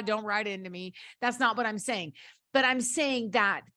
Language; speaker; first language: English; native; English